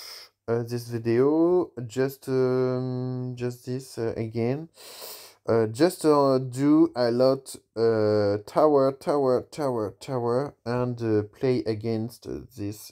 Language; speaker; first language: English; non-native, learner; French